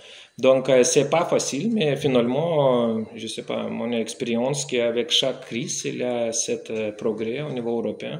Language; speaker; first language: French; non-native, fluent; Lithuanian